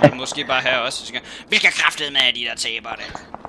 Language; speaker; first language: Danish; native; Danish